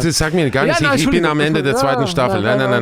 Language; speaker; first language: German; non-native, fluent; Croatian